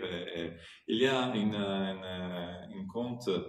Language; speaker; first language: French; non-native, fluent; Italian